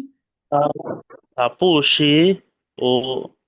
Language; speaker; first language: Chinese; non-native, learner; Bangla